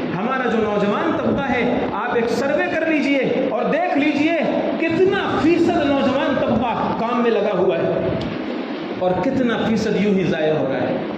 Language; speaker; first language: Urdu; native; Urdu